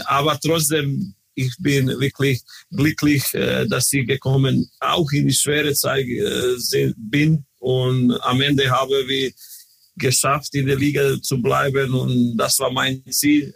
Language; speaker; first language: German; non-native, learner; Croatian